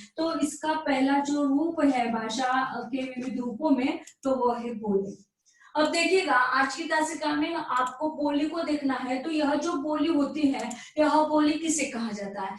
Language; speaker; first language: Hindi; non-native, local second language; Marathi